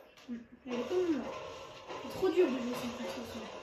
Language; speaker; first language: French; native; French